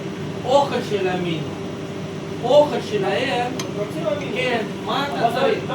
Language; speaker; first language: Hebrew; non-native, learner; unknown